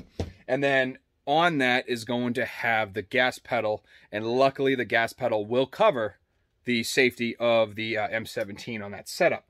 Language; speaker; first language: English; native; English